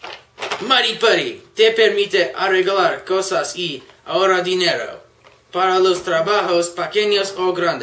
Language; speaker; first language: Spanish; non-native, learner; English